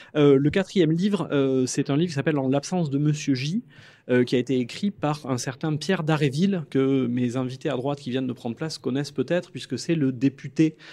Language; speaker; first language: French; native; French